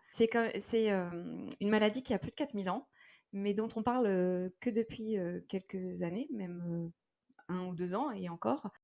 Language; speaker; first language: French; native; French